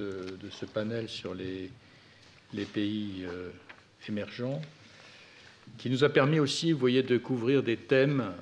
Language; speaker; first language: French; native; French